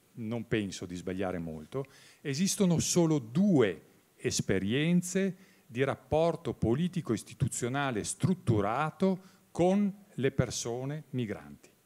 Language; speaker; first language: Italian; native; Italian